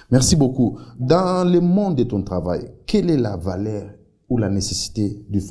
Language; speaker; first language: French; non-native, fluent; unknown